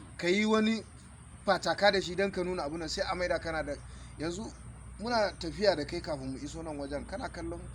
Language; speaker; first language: Hausa; native; Hausa